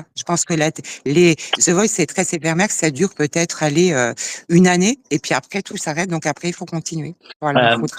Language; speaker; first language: French; native; French